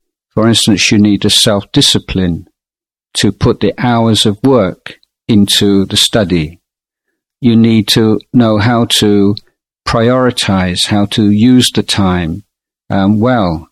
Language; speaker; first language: English; native; English